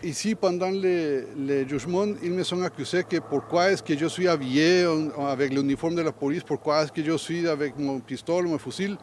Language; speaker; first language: French; non-native, learner; Spanish